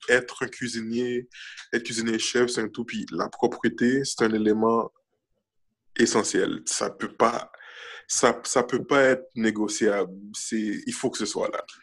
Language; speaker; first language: French; early bilingual, other home language; Haitian Creole